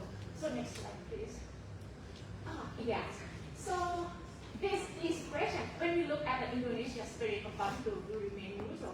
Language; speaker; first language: English; non-native, fluent; Thai